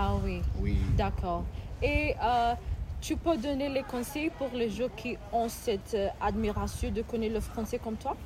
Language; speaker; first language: French; non-native, learner; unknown